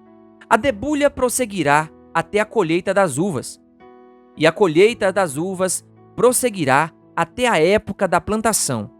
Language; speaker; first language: Portuguese; native; Portuguese